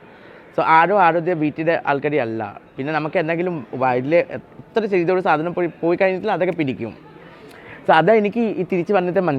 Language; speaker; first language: Malayalam; non-native, fluent; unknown